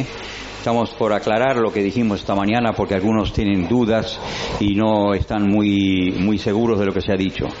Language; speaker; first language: Spanish; native; Spanish